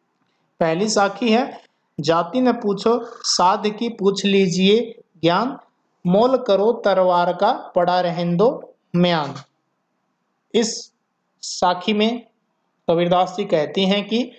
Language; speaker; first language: Hindi; native; Hindi